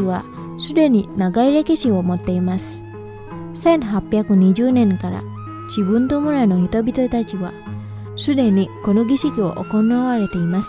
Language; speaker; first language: Japanese; non-native, fluent; Indonesian